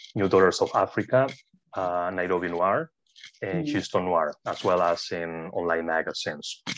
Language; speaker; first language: English; non-native, fluent; Spanish